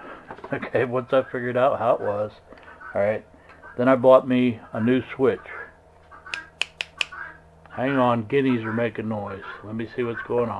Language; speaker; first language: English; native; English